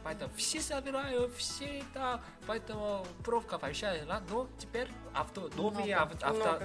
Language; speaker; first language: Russian; non-native, learner; Korean